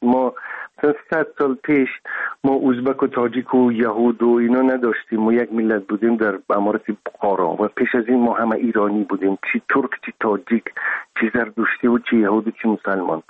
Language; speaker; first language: Persian; non-native, local second language; Russian